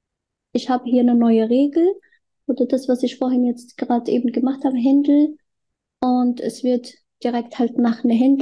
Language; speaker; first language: German; non-native, fluent; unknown